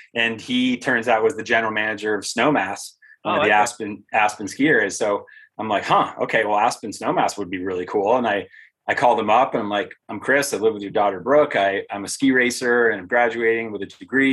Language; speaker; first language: English; native; English